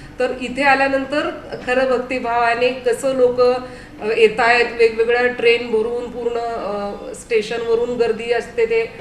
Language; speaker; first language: Marathi; native; Marathi